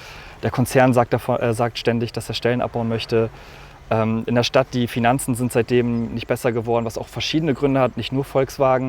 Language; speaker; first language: German; native; German